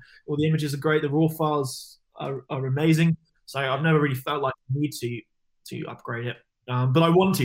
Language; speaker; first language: English; native; English